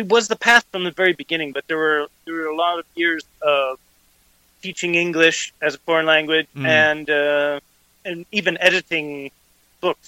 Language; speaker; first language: English; native; English